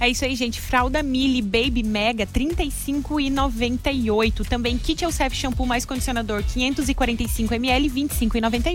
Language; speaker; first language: Portuguese; native; Portuguese